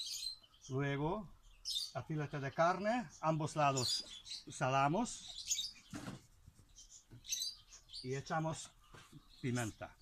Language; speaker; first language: Spanish; non-native, learner; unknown